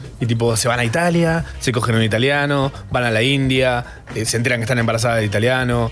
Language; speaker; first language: Spanish; native; Spanish